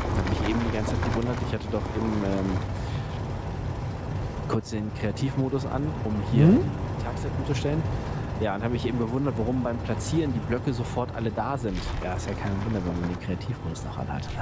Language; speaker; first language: German; native; German